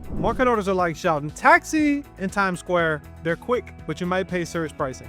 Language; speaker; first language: English; native; English